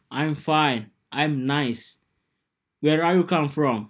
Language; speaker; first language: English; non-native, learner; Indonesian